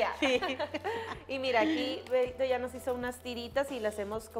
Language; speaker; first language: Spanish; native; Spanish